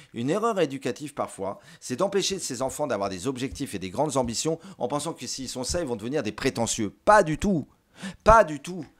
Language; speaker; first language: French; native; French